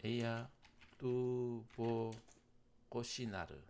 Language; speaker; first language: Spanish; non-native, learner; Korean